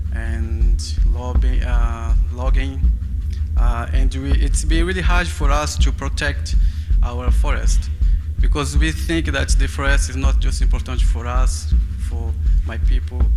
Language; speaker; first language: English; non-native, fluent; Portuguese